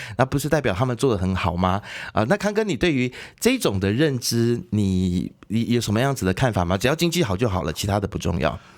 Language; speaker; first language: Chinese; native; Chinese